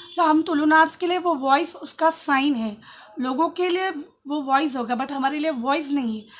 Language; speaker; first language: Hindi; non-native, local second language; Tulu